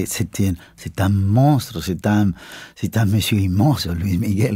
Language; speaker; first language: French; non-native, fluent; Spanish